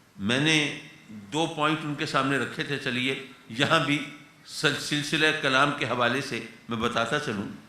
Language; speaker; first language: Urdu; native; Urdu